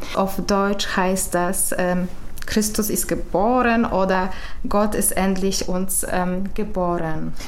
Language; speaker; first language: German; non-native, fluent; Polish